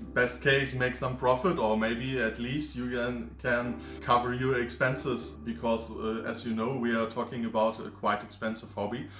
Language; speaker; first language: English; non-native, fluent; German